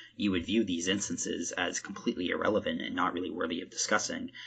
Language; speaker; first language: English; native; English